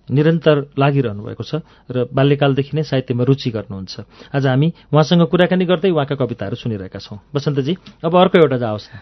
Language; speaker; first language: Nepali; native; Nepali